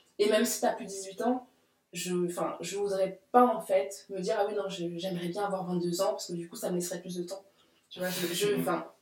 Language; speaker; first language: French; native; French